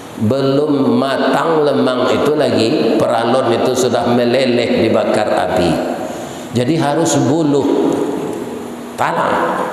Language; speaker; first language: Malay; non-native, local second language; Minangkabau